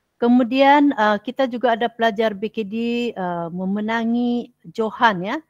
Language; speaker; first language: Malay; non-native, local second language; Central Dusun